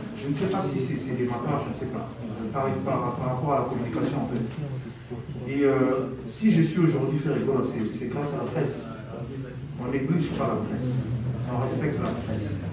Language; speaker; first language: French; non-native, local second language; Lingala